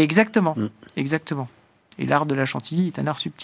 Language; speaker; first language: French; native; French